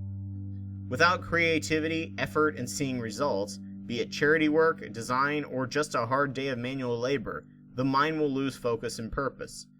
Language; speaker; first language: English; native; English